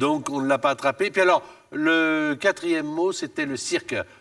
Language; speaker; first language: French; native; French